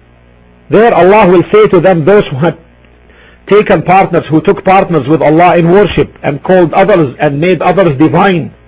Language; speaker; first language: English; non-native, fluent; Arabic